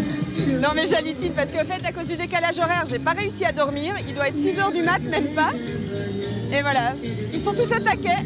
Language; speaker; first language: French; native; French